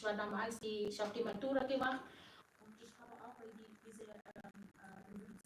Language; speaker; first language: German; non-native, fluent; Arabic